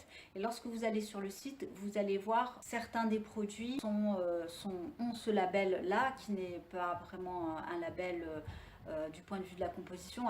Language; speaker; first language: French; native; French